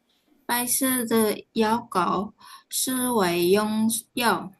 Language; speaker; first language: Chinese; non-native, learner; Indonesian